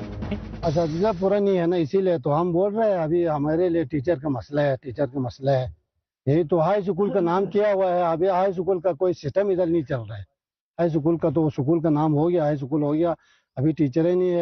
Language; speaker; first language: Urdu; non-native, local second language; Balti